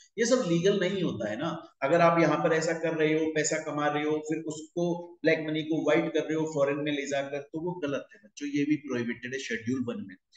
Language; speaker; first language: Hindi; native; Hindi